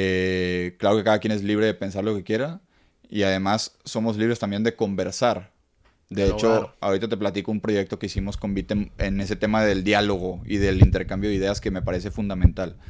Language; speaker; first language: Spanish; native; Spanish